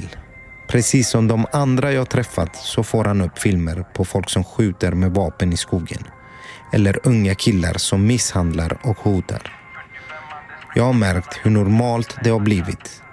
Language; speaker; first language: Swedish; native; Swedish